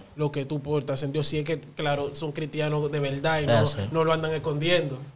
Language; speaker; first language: Spanish; native; Spanish